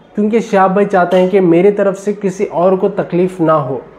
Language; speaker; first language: Hindi; non-native, local second language; Urdu